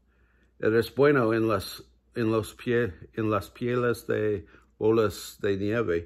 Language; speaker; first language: Spanish; non-native, learner; English